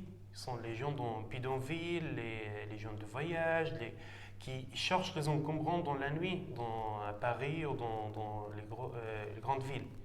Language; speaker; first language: French; non-native, fluent; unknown